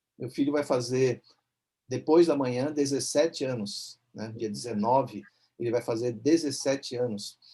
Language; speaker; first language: Portuguese; native; Portuguese